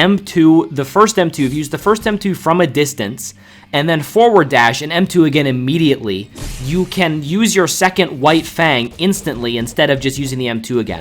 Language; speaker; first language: English; native; English